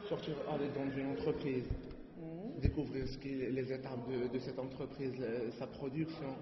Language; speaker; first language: French; non-native, learner; Arabic